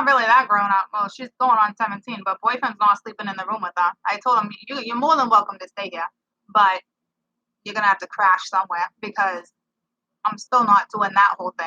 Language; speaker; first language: English; native; English